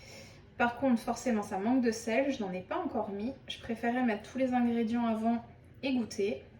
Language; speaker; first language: French; native; French